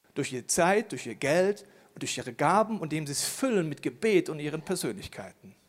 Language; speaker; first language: German; native; German